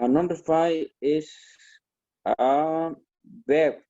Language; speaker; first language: English; non-native, learner; Spanish